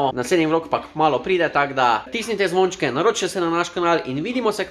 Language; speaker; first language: Slovenian; native; Slovenian